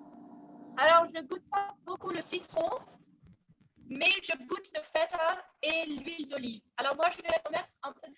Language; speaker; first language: French; early bilingual, heritage; French